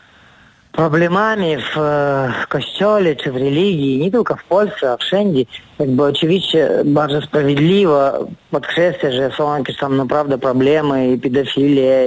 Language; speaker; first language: Polish; non-native, fluent; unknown